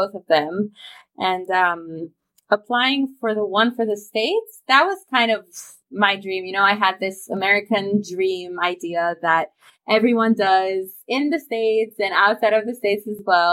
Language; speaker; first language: English; non-native, fluent; Romanian